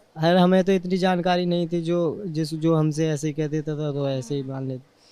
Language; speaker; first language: Hindi; native; Hindi